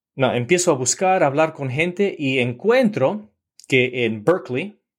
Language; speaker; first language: Spanish; early bilingual, heritage; Spanish